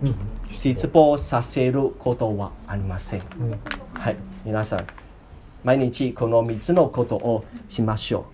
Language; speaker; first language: Japanese; non-native, learner; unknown